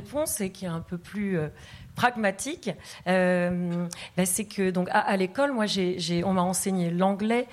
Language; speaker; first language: French; non-native, fluent; Tamil